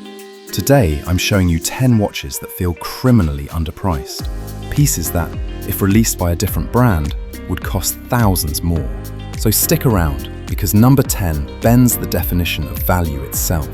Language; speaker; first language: English; native; English